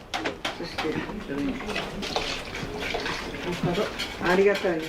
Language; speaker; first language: Japanese; native; Japanese